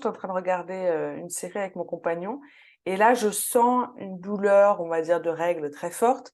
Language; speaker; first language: French; native; French